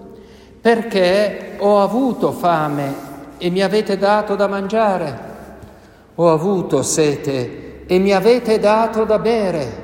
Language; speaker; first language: Italian; native; Italian